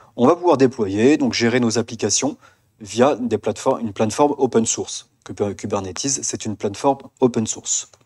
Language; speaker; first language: French; native; French